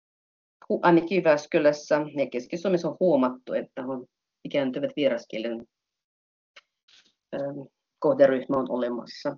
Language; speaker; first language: Finnish; non-native, fluent; Russian